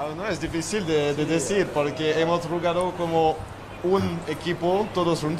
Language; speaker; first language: Spanish; non-native, learner; French